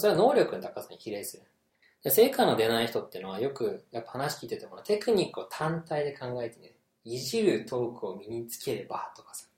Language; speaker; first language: Japanese; native; Japanese